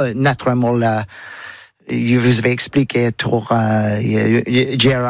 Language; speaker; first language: French; non-native, learner; English